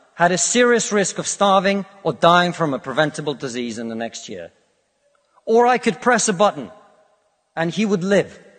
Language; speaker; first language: English; non-native, fluent; Russian